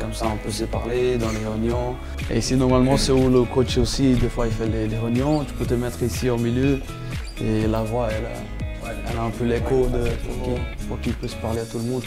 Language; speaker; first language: French; non-native, fluent; Portuguese